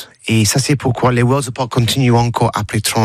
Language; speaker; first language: French; non-native, learner; English